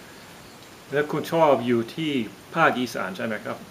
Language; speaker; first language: Thai; non-native, fluent; English